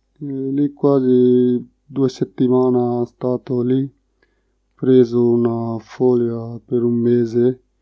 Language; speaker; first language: Italian; non-native, learner; Punjabi